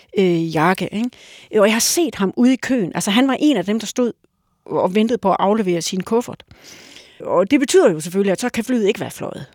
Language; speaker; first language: Danish; native; Danish